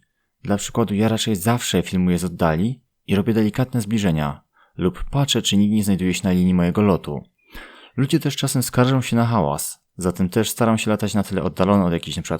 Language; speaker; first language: Polish; native; Polish